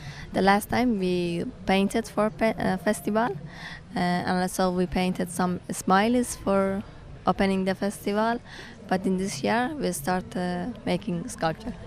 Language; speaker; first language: English; non-native, learner; Persian